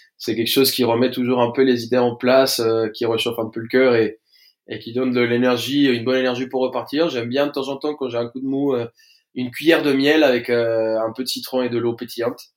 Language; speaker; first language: French; non-native, fluent; Spanish